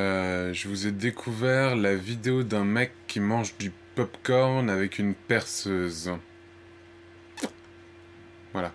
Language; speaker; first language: French; native; French